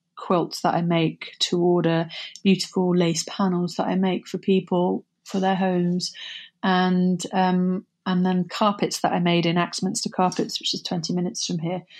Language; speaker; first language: English; native; English